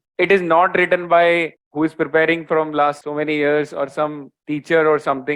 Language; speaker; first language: English; non-native, local second language; Hindi